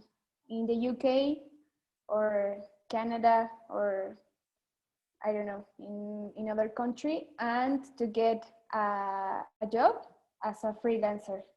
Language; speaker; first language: English; non-native, learner; Spanish